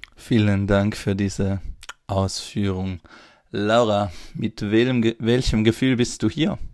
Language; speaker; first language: German; native; German